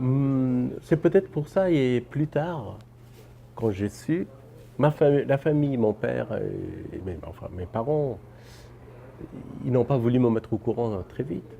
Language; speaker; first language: French; non-native, fluent; Persian